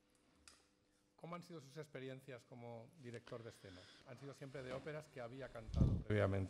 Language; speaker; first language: Spanish; native; Spanish